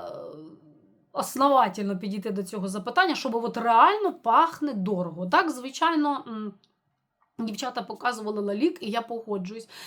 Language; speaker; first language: Ukrainian; non-native, local second language; Russian